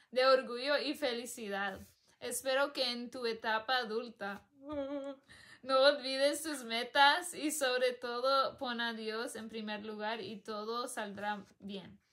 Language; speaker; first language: Spanish; early bilingual, other home language; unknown